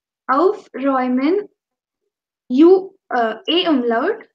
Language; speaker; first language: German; non-native, fluent; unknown